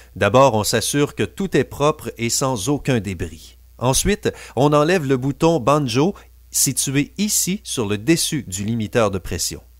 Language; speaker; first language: French; native; French